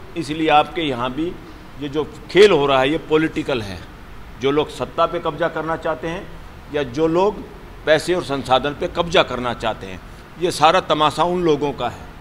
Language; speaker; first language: Hindi; native; Hindi